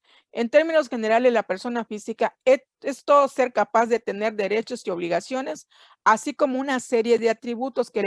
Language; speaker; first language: Spanish; native; Spanish